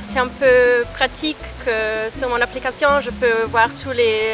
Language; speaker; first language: French; non-native, fluent; German